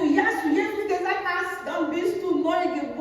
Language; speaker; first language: German; non-native, learner; French